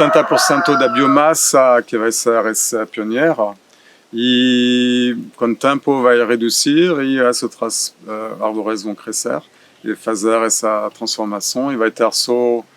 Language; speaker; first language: Portuguese; non-native, fluent; French